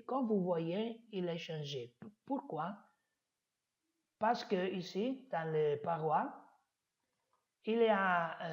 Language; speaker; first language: French; non-native, fluent; Italian